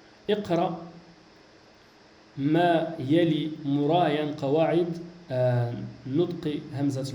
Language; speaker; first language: Arabic; non-native, fluent; French